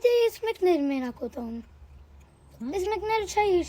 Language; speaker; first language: Armenian; early bilingual, heritage; Armenian